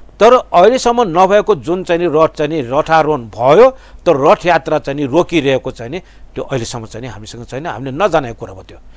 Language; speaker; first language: Nepali; non-native, local second language; Newari